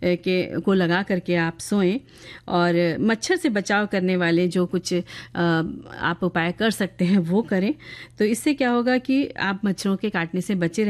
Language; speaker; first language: Hindi; native; Hindi